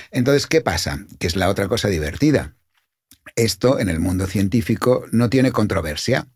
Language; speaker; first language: Spanish; non-native, local second language; Catalan